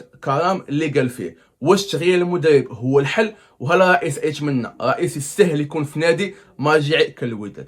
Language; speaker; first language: Arabic; native; Arabic